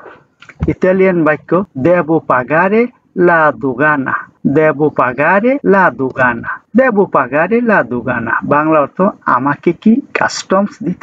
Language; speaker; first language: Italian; non-native, learner; Bangla